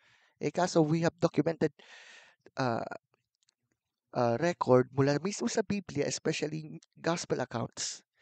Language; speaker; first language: Filipino; native; Filipino